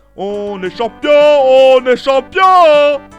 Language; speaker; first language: French; native; French